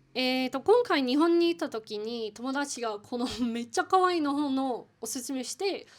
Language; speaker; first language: Japanese; non-native, fluent; English